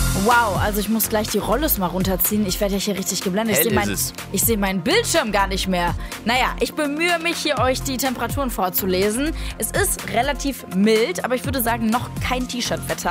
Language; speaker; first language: German; native; German